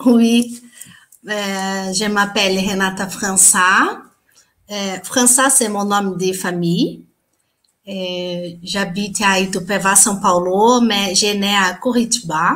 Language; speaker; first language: French; non-native, learner; Portuguese